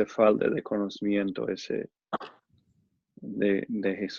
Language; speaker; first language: Spanish; non-native, learner; English